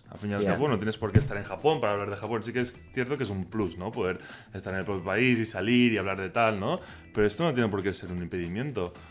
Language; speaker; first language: Spanish; non-native, local second language; Catalan